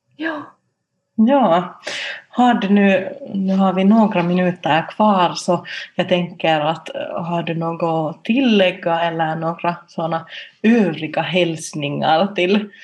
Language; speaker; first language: Swedish; non-native, local second language; Finnish